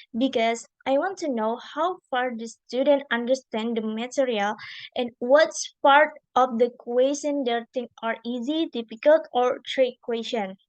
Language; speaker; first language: English; non-native, learner; Indonesian